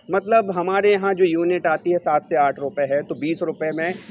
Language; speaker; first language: Hindi; native; Hindi